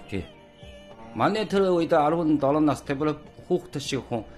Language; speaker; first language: Mongolian; non-native, local second language; Chinese